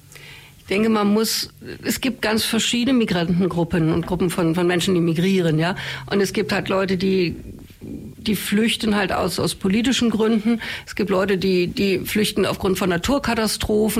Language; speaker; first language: German; native; German